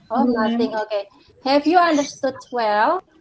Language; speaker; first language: English; non-native, fluent; Indonesian